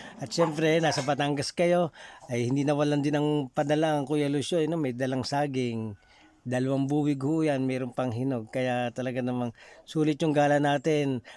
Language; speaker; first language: Filipino; native; Filipino